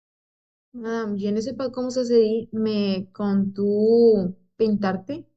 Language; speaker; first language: French; non-native, learner; Spanish